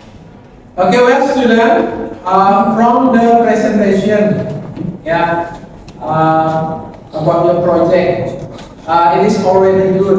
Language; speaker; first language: English; non-native, learner; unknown